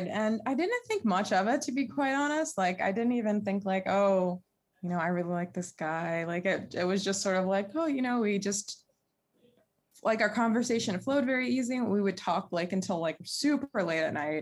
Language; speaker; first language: English; native; English